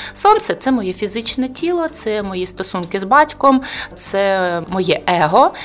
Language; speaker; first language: Ukrainian; non-native, local second language; Russian